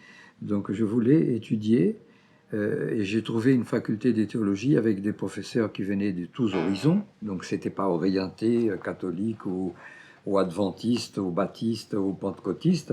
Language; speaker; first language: French; non-native, fluent; Portuguese